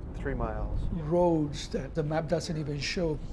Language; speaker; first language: English; non-native, fluent; Spanish